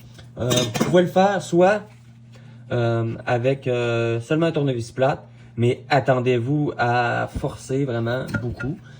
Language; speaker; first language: French; native; French